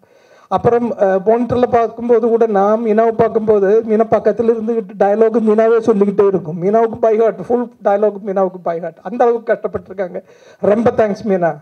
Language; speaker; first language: Tamil; non-native, fluent; Malayalam